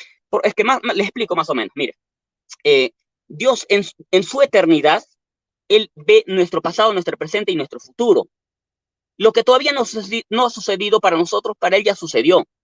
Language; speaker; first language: Spanish; native; Spanish